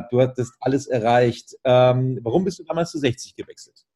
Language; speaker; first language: German; native; German